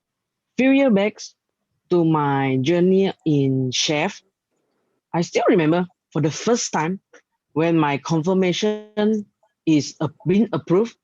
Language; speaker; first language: English; non-native, learner; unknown